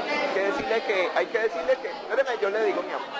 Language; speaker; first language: Spanish; native; Spanish